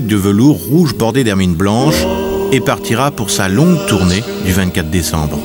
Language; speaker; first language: French; native; French